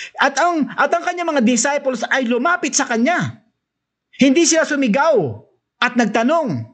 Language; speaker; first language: Filipino; non-native, local second language; Cebuano